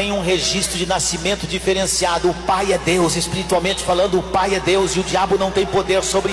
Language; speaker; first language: Portuguese; native; Portuguese